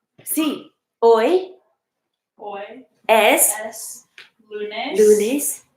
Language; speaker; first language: Spanish; non-native, fluent; English